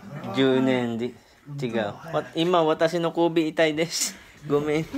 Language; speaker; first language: Japanese; non-native, learner; Filipino